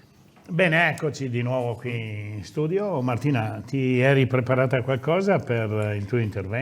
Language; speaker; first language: Italian; native; Italian